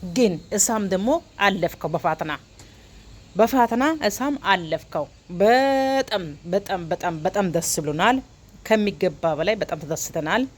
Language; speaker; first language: Amharic; non-native, local second language; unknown